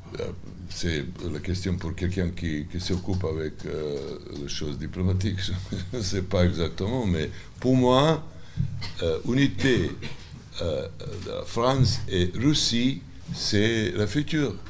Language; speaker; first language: French; non-native, learner; Serbian